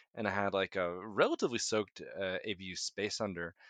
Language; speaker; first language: English; native; English